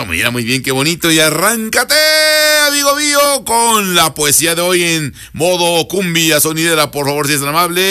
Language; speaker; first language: Spanish; native; Spanish